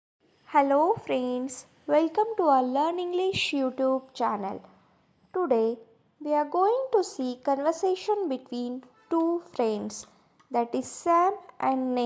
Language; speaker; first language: English; non-native, local second language; Hindi